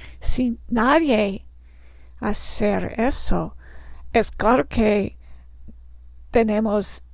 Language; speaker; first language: Spanish; non-native, learner; English